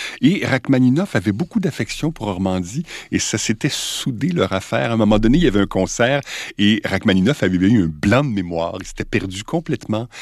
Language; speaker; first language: French; native; French